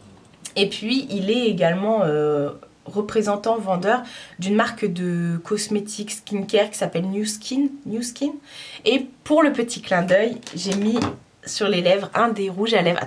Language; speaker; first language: French; native; French